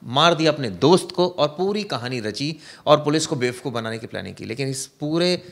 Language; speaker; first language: Hindi; native; Hindi